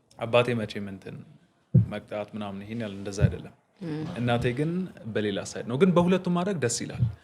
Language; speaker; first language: Amharic; early bilingual, heritage; Amharic